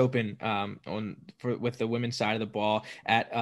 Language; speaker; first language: English; native; English